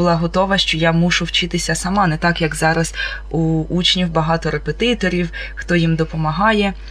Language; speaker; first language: Ukrainian; non-native, local second language; Russian